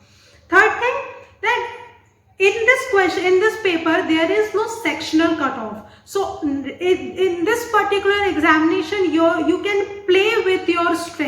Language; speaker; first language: English; non-native, local second language; Hindi